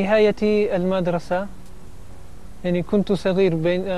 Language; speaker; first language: Arabic; non-native, learner; Italian